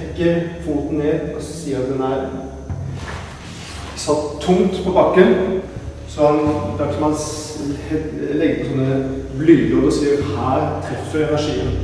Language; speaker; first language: Norwegian; native; Norwegian